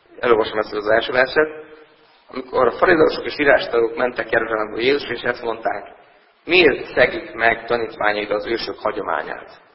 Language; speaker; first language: Hungarian; native; Hungarian